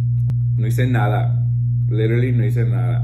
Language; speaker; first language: Spanish; early bilingual, heritage; Spanish